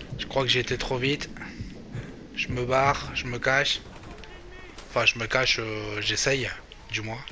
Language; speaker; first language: French; native; French